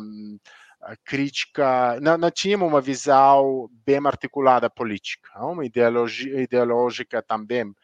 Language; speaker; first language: Portuguese; non-native, learner; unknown